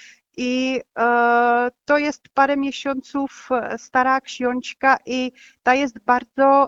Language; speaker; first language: Polish; non-native, fluent; Czech